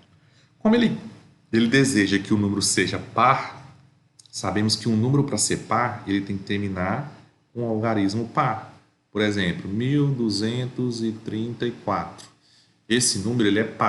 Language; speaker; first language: Portuguese; native; Portuguese